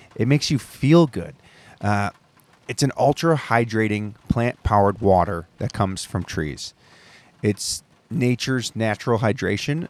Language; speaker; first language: English; native; English